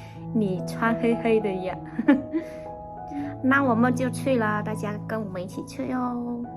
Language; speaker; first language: Chinese; non-native, learner; Vietnamese